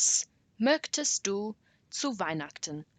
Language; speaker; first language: German; non-native, learner; English